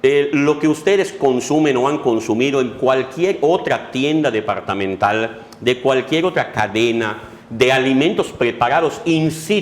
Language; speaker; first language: Spanish; native; Spanish